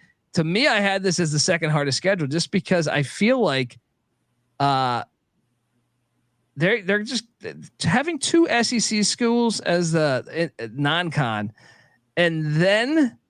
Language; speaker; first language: English; native; English